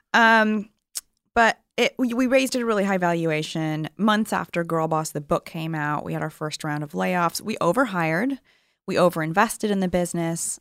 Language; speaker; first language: English; native; English